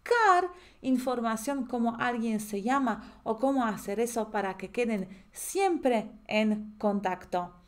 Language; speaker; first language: Spanish; non-native, fluent; Polish